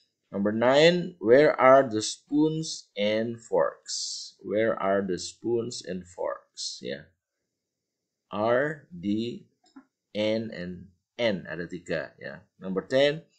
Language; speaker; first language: English; non-native, fluent; Indonesian